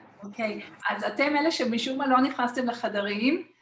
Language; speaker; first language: Hebrew; native; Hebrew